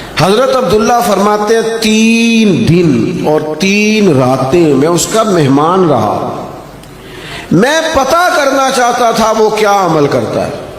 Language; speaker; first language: Urdu; non-native, local second language; Punjabi